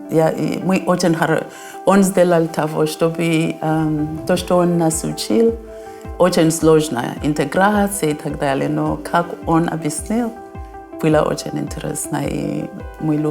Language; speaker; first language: Russian; non-native, fluent; North Ndebele